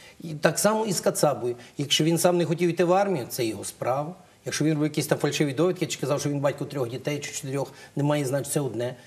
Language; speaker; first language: Ukrainian; native; Ukrainian